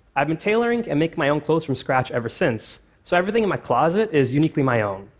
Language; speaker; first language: English; native; English